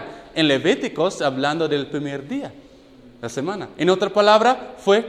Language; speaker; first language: Spanish; non-native, fluent; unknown